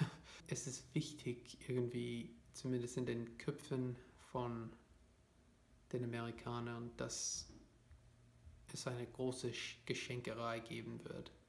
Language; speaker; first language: German; non-native, fluent; English